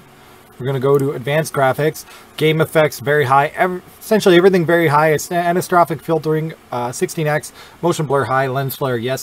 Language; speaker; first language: English; native; English